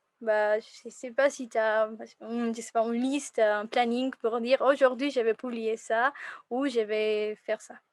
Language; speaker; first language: French; non-native, fluent; Spanish